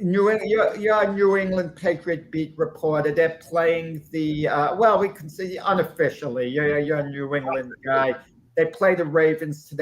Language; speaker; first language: English; native; English